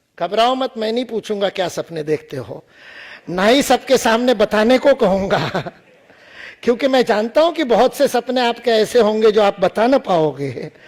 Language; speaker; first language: Hindi; non-native, local second language; Marathi